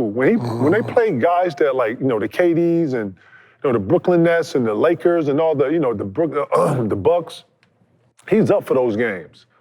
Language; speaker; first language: English; native; English